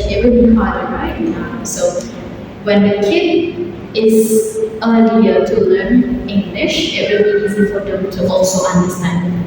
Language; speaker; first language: English; non-native, fluent; Indonesian